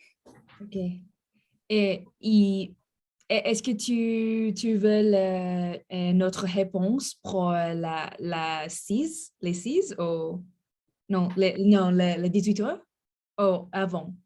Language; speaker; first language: French; non-native, learner; English